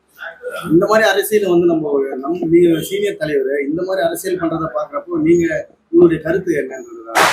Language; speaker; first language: Tamil; native; Tamil